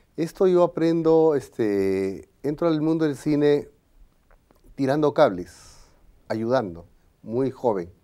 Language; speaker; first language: Spanish; native; Spanish